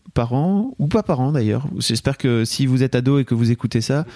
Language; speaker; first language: French; native; French